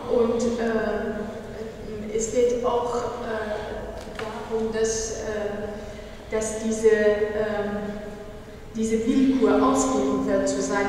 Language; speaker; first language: German; non-native, fluent; Persian